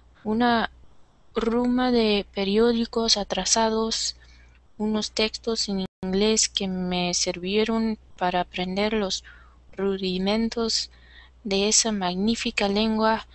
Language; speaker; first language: Spanish; non-native, learner; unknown